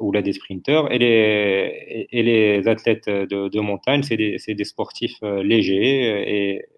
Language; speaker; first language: French; non-native, local second language; Arabic